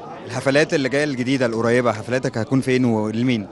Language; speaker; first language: Arabic; native; Arabic